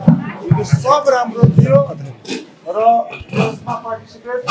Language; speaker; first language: Nepali; non-native, local second language; Maithili